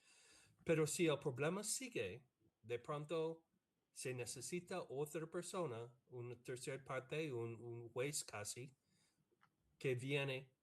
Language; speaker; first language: Spanish; non-native, fluent; English